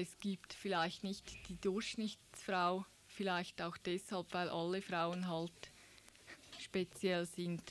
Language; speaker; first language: German; native; German